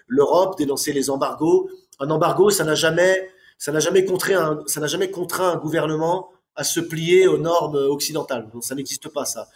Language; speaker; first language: French; native; French